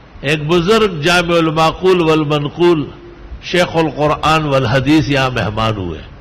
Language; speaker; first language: Urdu; non-native, local second language; Pashto